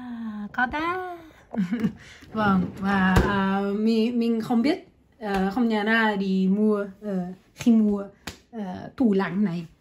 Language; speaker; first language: Vietnamese; non-native, learner; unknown